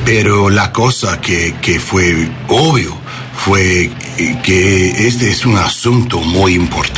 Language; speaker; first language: Spanish; non-native, learner; English